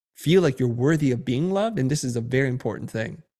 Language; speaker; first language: English; early bilingual, other home language; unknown